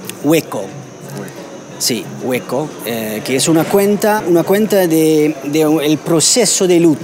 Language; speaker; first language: Spanish; non-native, learner; Dutch